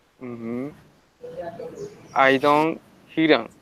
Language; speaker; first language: English; non-native, learner; Spanish